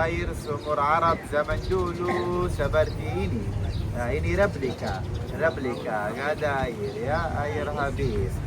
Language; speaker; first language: Indonesian; non-native, learner; Arabic